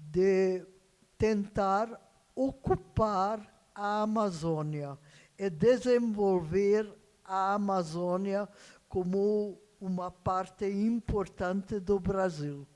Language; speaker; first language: Portuguese; non-native, fluent; Hungarian